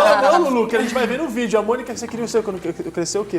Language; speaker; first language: Portuguese; native; Portuguese